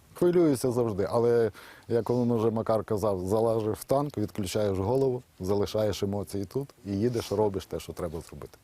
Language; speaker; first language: Ukrainian; native; Ukrainian